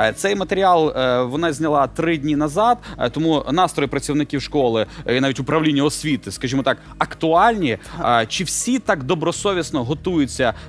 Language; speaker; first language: Ukrainian; native; Ukrainian